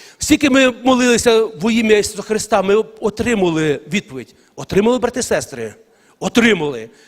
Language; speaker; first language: Ukrainian; non-native, local second language; Russian